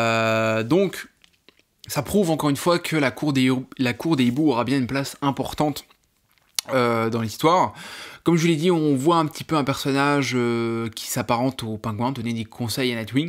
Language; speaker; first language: French; native; French